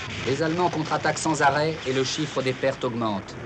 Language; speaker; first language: French; native; French